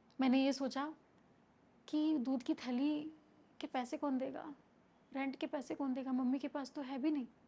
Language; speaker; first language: Hindi; native; Hindi